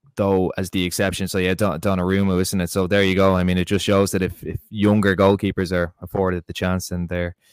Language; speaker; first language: English; early bilingual, other home language; Portuguese